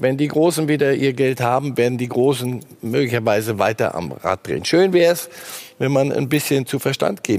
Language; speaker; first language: German; native; German